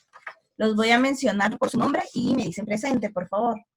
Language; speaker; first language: Spanish; native; Spanish